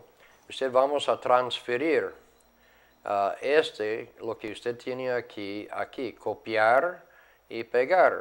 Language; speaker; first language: Spanish; non-native, fluent; English